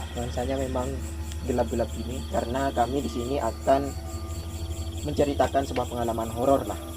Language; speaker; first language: Indonesian; non-native, local second language; Madurese